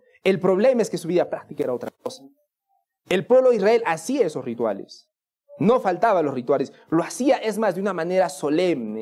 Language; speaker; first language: Spanish; native; Spanish